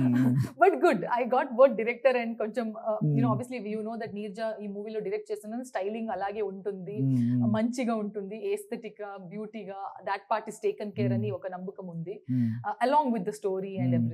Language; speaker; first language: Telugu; non-native, learner; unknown